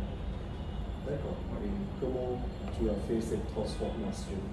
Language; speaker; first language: French; non-native, fluent; Bangla